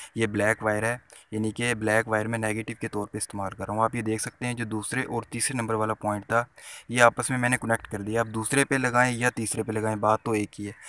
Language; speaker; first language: Urdu; non-native, local second language; Punjabi